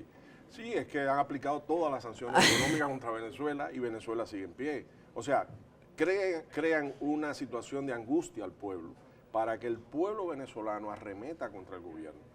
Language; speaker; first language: Spanish; native; Spanish